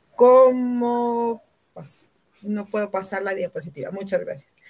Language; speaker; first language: Spanish; native; Spanish